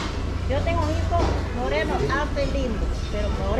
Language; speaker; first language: Spanish; native; Spanish